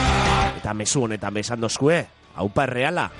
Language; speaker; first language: Basque; native; Basque